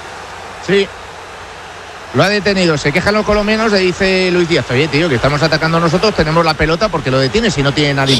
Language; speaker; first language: Spanish; native; Spanish